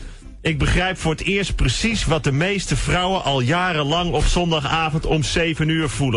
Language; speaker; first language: Dutch; native; Dutch